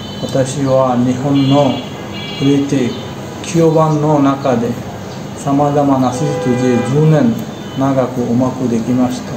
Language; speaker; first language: Japanese; non-native, learner; Bangla